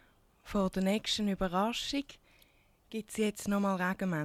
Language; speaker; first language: German; native; German